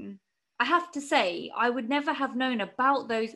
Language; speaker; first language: English; native; English